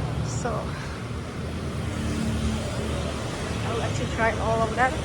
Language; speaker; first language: English; non-native, learner; Indonesian